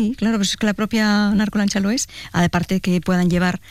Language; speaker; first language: Spanish; native; Spanish